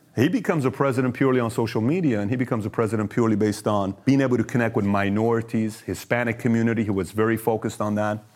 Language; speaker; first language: English; early bilingual, other home language; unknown